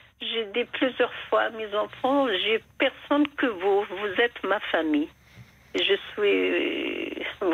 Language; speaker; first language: French; non-native, fluent; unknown